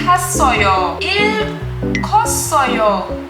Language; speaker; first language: Korean; non-native, learner; English